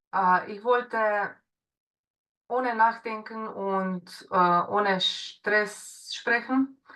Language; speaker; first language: German; non-native, learner; Slovenian